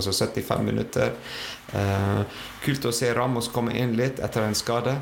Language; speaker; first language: Norwegian; non-native, fluent; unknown